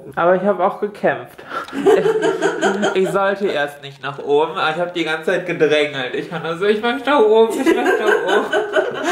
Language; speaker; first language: German; native; German